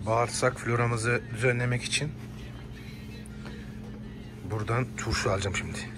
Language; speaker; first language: Turkish; native; Turkish